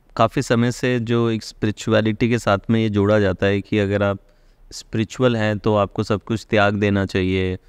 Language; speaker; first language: Hindi; native; Hindi